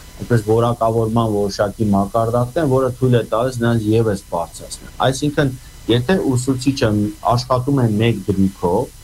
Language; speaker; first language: Armenian; native; Armenian